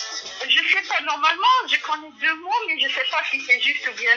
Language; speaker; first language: French; non-native, local second language; Arabic